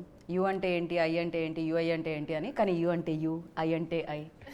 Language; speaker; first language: Telugu; native; Telugu